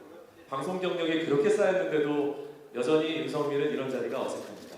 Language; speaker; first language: Korean; native; Korean